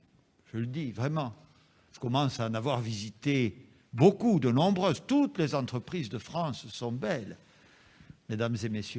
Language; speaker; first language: French; native; French